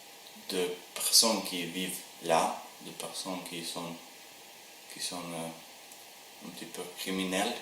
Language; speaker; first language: French; non-native, learner; Albanian